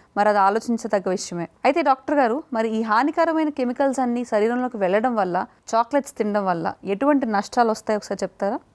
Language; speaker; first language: Telugu; native; Telugu